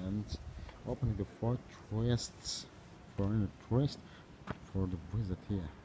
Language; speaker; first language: English; non-native, learner; Turkish